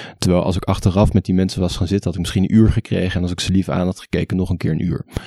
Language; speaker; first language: Dutch; native; Dutch